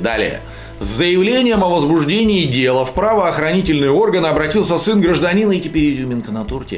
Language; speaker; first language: Russian; native; Russian